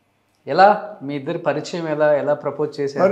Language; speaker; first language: Telugu; native; Telugu